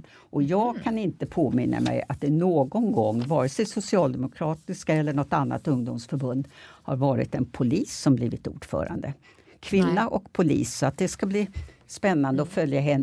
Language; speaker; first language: Swedish; native; Swedish